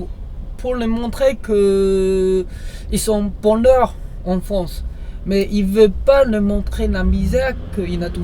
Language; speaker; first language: French; non-native, learner; Chinese